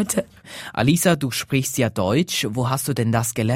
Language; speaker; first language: German; native; German